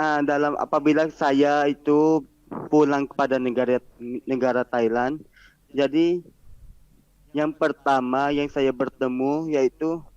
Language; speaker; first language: Indonesian; non-native, learner; Malay